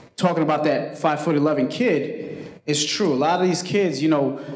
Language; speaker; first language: English; early bilingual, other home language; Spanish